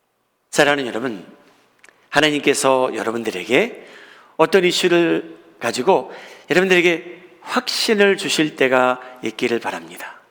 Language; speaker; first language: Korean; native; Korean